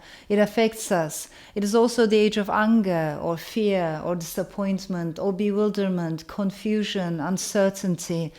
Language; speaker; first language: English; non-native, fluent; Turkish